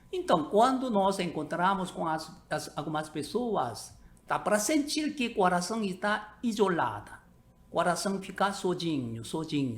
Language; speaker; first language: Portuguese; non-native, learner; Korean